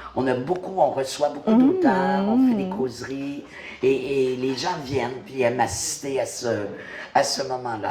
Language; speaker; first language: French; native; French